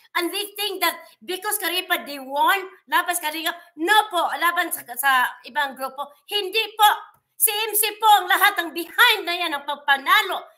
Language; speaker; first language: Filipino; non-native, local second language; Cebuano